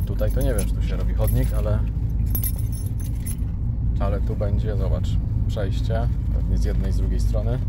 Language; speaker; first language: Polish; native; Polish